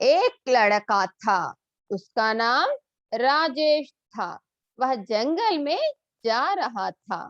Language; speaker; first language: Hindi; non-native, local second language; Telugu